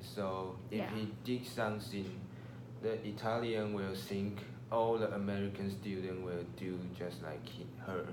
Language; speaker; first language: English; non-native, learner; Chinese